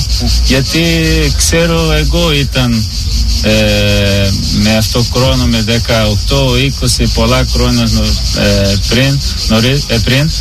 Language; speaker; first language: Greek; non-native, learner; Portuguese